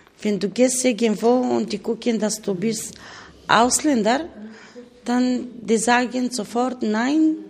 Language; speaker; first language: German; non-native, learner; Bulgarian